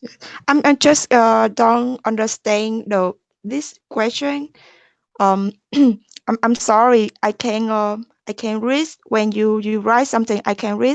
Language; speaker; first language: English; non-native, learner; Vietnamese